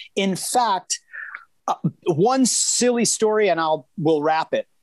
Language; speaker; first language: English; native; English